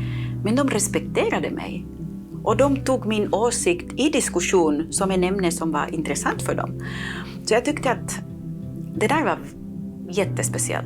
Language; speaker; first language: Swedish; non-native, fluent; Catalan